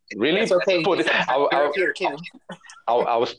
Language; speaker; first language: English; non-native, fluent; Portuguese